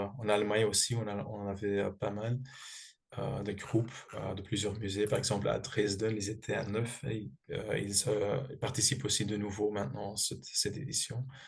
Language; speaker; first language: French; non-native, fluent; Dutch